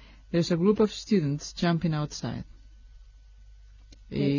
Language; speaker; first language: English; non-native, fluent; Spanish